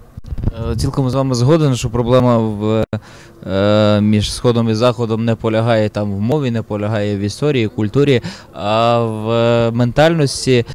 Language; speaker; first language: Ukrainian; native; Ukrainian